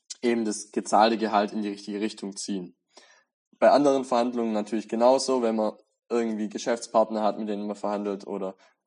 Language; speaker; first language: German; native; German